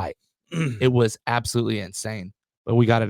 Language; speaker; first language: English; native; English